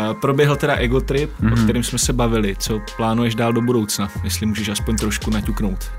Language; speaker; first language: Czech; native; Czech